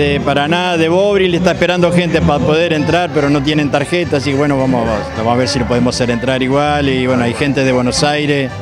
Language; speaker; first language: Spanish; native; Spanish